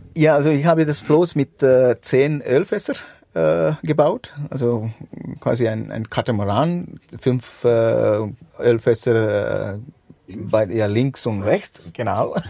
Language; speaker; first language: German; non-native, fluent; Sinhala